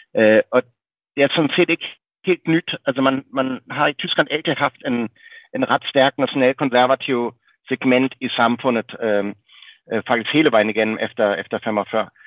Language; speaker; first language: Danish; native; Danish